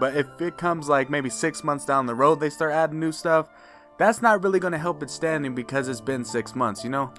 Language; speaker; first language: English; native; English